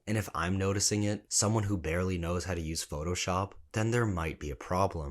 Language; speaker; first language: English; native; English